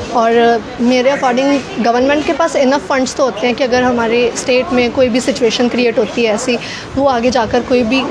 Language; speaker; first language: Hindi; non-native, local second language; Punjabi